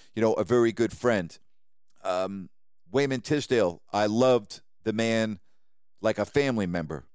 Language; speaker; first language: English; native; English